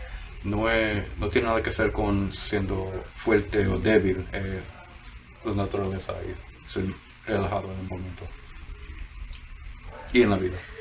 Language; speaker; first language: Spanish; early bilingual, heritage; Spanish